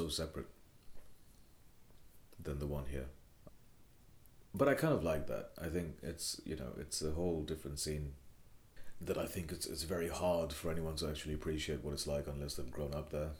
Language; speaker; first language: English; non-native, local second language; Bangla